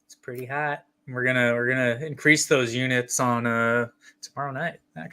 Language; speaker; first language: English; native; English